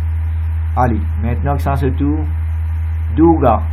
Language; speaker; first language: French; non-native, local second language; Morisyen